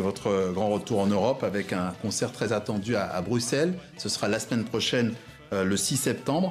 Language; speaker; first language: French; native; French